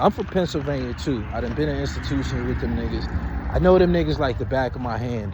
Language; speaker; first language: English; native; English